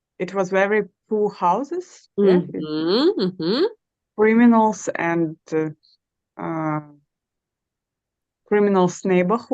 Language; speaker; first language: English; non-native, learner; Russian